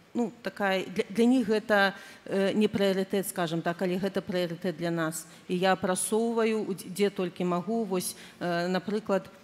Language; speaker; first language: Belarusian; non-native, local second language; Russian